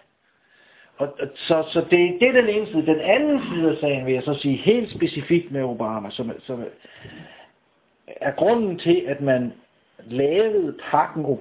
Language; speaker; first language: Danish; native; Danish